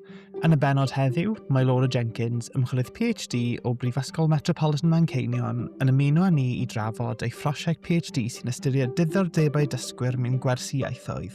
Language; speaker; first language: Welsh; native; Welsh